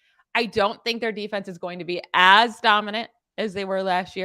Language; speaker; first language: English; native; English